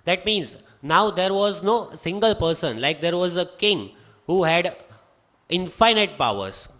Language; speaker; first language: English; non-native, local second language; Hindi